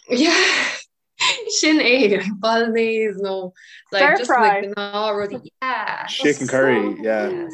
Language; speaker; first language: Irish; non-native, local second language; English